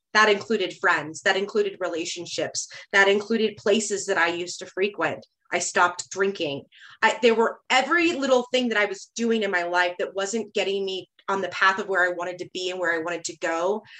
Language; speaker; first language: English; native; English